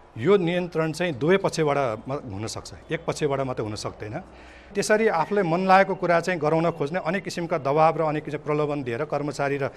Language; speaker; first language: Nepali; native; Nepali